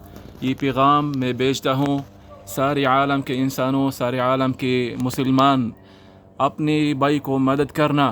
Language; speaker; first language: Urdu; non-native, learner; Arabic